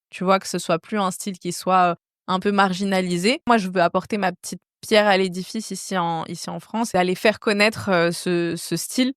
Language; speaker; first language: French; native; French